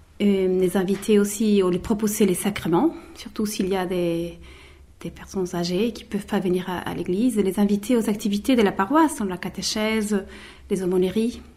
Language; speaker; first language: French; non-native, fluent; Spanish